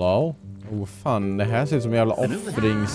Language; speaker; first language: Swedish; native; Swedish